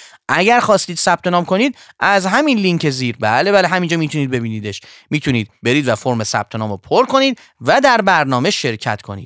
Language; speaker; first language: Persian; native; Persian